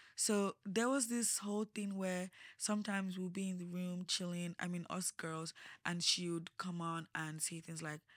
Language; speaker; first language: English; non-native, local second language; Yoruba